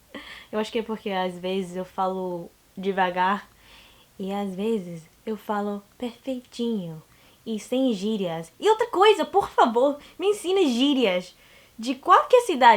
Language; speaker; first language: Portuguese; non-native, learner; English